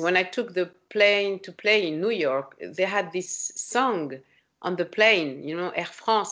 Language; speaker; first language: English; non-native, fluent; French